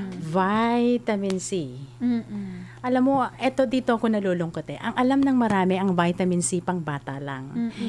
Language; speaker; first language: Filipino; native; Filipino